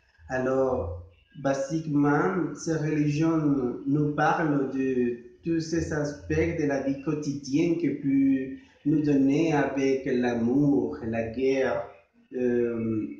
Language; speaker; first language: French; non-native, learner; Spanish